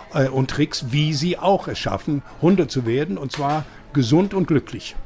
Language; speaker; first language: German; non-native, fluent; English